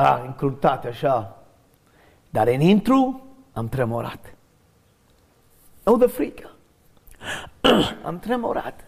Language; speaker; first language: Romanian; non-native, learner; English